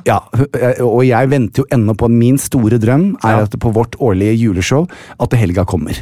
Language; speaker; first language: Norwegian; non-native, fluent; Portuguese